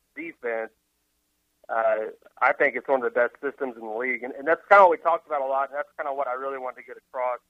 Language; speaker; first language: English; native; English